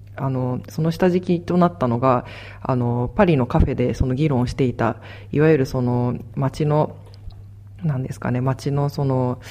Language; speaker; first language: Japanese; native; Japanese